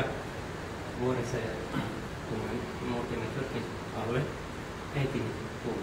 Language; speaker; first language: Finnish; non-native, learner; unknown